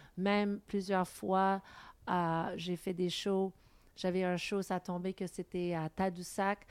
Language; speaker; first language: French; non-native, local second language; English